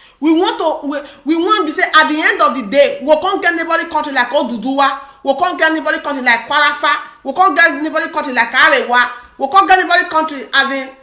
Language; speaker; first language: Nigerian Pidgin; non-native, local second language; Igbo